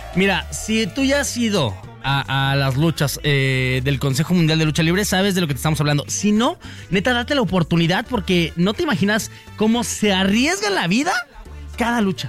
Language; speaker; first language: Spanish; native; Spanish